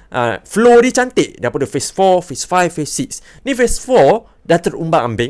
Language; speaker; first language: Malay; native; Malay